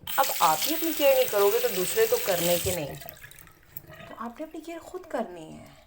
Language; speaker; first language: Urdu; native; Urdu